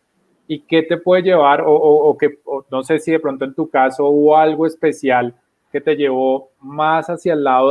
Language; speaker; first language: Spanish; native; Spanish